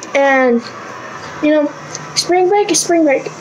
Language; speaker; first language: English; native; English